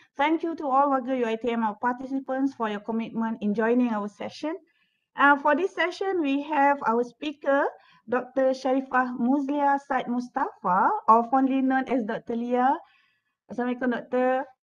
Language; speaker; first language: English; non-native, local second language; Malay